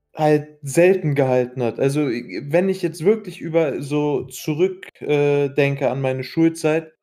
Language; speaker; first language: German; early bilingual, other home language; Arabic